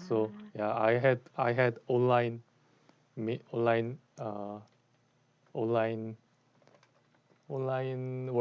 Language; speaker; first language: English; non-native, learner; Korean